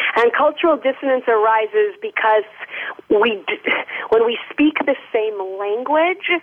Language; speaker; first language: English; native; English